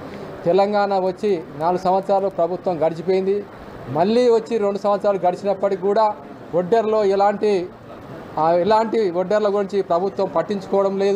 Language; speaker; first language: Telugu; native; Telugu